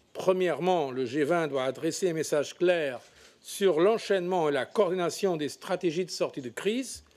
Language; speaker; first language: French; non-native, fluent; Portuguese